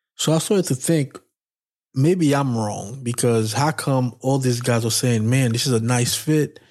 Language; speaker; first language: English; non-native, fluent; Haitian Creole